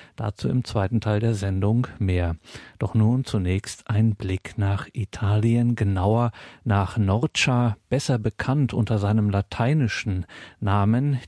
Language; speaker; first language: German; native; German